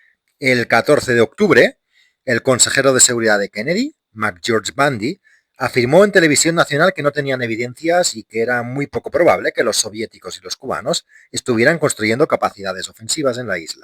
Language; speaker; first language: Spanish; native; Spanish